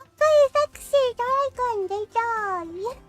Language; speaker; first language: Japanese; non-native, learner; English